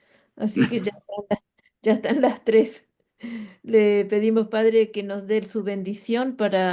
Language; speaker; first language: Spanish; native; Spanish